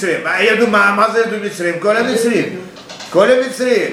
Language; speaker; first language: Hebrew; non-native, fluent; Russian